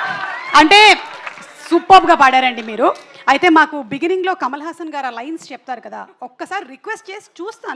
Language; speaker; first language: Telugu; native; Telugu